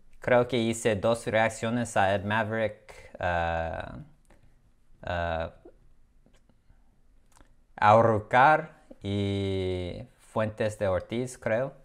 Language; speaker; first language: Spanish; non-native, learner; English